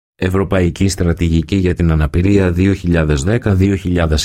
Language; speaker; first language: Greek; native; Greek